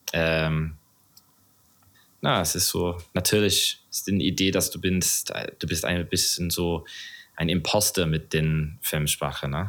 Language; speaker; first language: German; non-native, learner; English